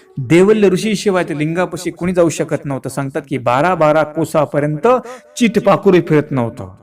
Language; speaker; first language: Marathi; native; Marathi